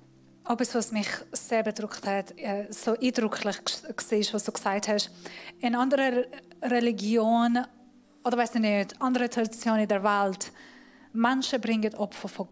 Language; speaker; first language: German; non-native, fluent; Persian